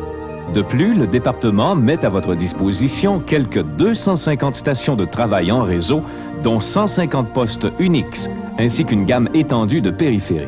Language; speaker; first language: French; native; French